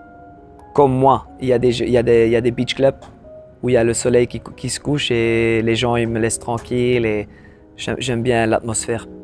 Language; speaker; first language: French; non-native, local second language; Dutch